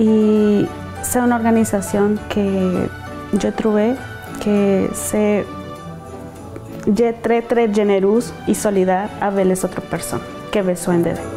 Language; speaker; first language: French; non-native, learner; Spanish